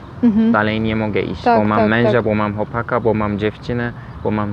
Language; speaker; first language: Polish; non-native, learner; Turkish